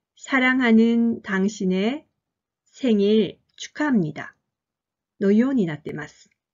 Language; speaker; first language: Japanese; non-native, fluent; Korean